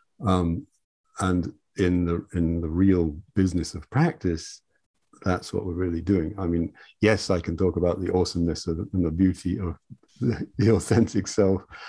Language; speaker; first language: English; native; English